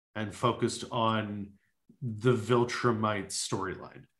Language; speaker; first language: English; native; English